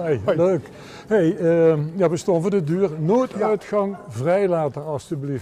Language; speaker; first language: Dutch; native; Dutch